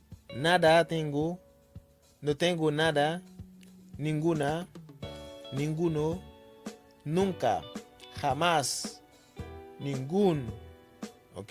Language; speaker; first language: Spanish; non-native, learner; Haitian Creole